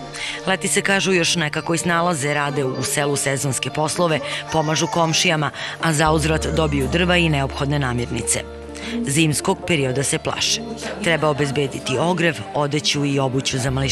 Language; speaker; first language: Serbian; native; Serbian